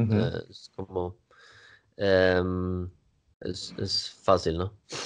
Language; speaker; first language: Portuguese; non-native, learner; Swedish